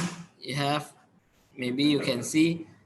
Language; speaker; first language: English; non-native, learner; Indonesian